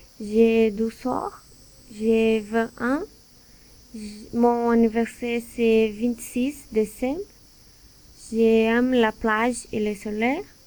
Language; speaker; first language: French; non-native, learner; Portuguese